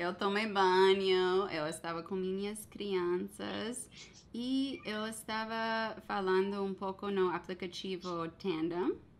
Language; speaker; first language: Portuguese; non-native, learner; English